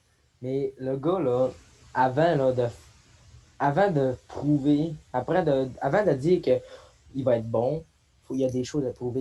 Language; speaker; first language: French; native; French